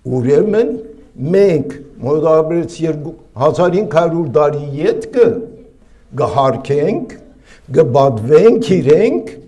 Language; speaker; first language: Armenian; native; Armenian